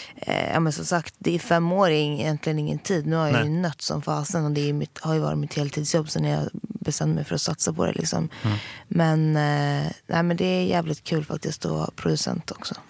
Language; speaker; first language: Swedish; native; Swedish